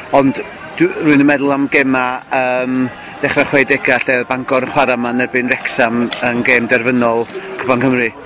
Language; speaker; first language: Welsh; native; Welsh